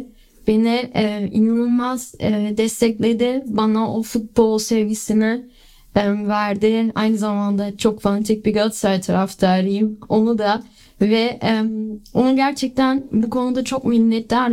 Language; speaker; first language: Turkish; early bilingual, other home language; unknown